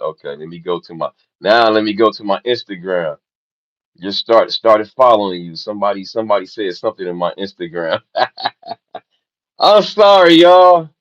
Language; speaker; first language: English; native; English